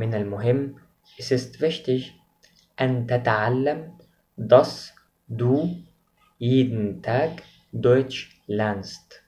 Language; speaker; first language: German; non-native, fluent; Arabic